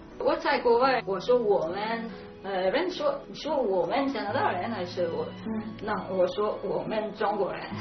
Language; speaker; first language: Chinese; non-native, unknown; Italian